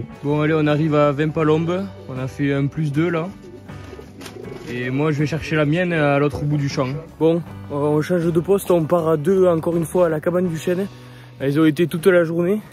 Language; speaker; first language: French; native; French